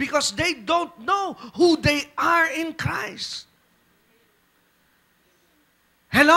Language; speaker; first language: English; non-native, local second language; Filipino